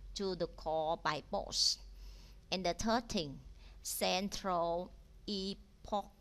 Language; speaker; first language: English; non-native, learner; Vietnamese